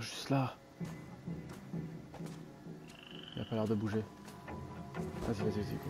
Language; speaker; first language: French; native; French